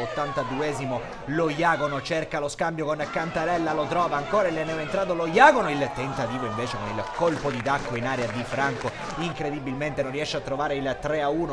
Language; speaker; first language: Italian; native; Italian